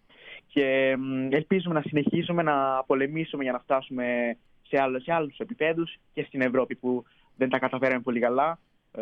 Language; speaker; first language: Greek; early bilingual, heritage; Greek